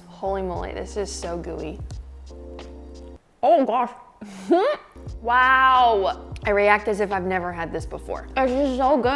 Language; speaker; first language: English; native; English